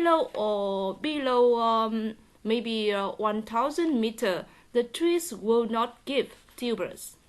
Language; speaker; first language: English; non-native, learner; Vietnamese